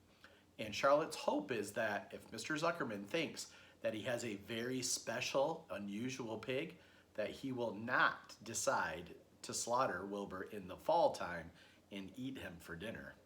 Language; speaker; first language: English; native; English